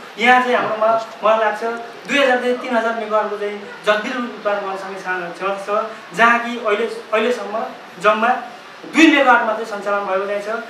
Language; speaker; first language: Nepali; native; Nepali